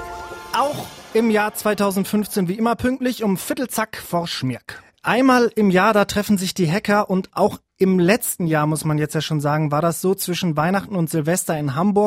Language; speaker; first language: German; native; German